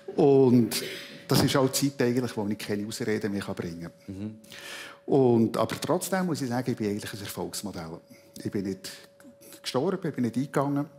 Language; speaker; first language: German; native; German